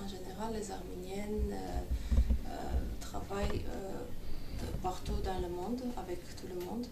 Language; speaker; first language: French; non-native, fluent; Armenian